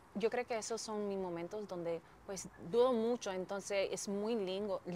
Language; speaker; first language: Spanish; non-native, fluent; English